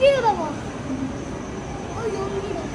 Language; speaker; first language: Korean; early bilingual, other home language; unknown